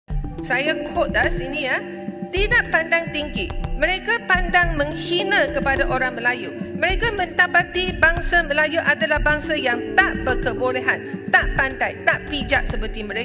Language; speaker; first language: Malay; non-native, local second language; Chinese